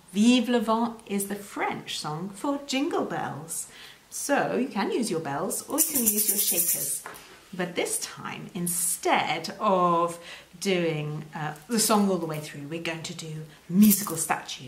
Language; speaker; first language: English; native; English